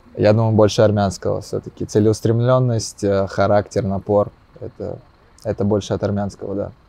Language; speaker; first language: Russian; native; Russian